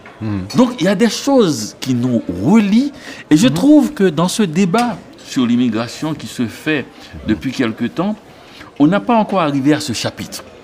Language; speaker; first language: French; non-native, local second language; Haitian Creole